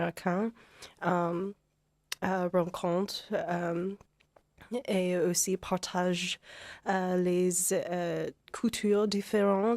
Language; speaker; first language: French; non-native, learner; English